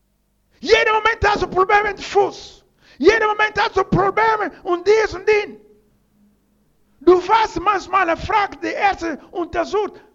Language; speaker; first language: German; non-native, learner; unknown